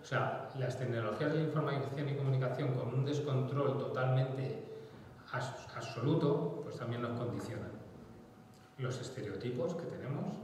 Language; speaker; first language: Spanish; native; Spanish